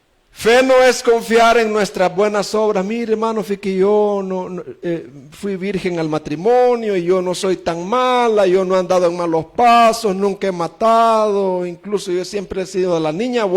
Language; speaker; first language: Spanish; native; Spanish